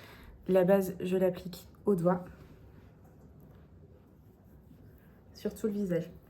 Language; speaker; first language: French; native; French